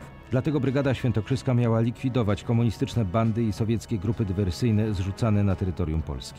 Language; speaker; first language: Polish; native; Polish